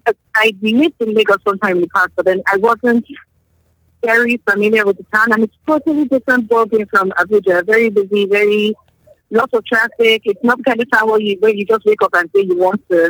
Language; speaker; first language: English; non-native, local second language; Yoruba